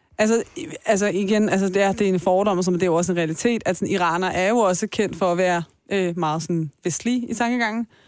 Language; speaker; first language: Danish; early bilingual, other home language; Persian